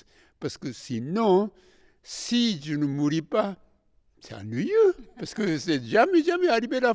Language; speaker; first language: French; non-native, fluent; Japanese